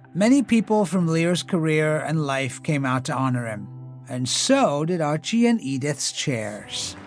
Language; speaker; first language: English; native; English